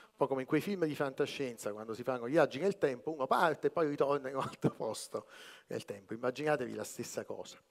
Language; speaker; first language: Italian; native; Italian